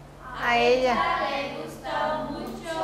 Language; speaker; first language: Spanish; non-native, learner; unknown